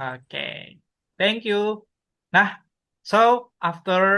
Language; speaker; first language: English; non-native, learner; Indonesian